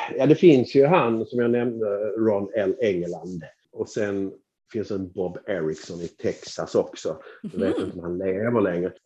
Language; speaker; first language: Swedish; native; Swedish